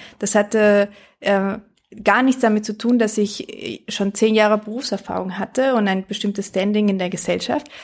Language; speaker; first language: German; early bilingual, other home language; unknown